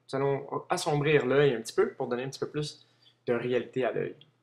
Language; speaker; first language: French; native; French